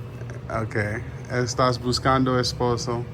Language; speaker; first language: Spanish; non-native, learner; English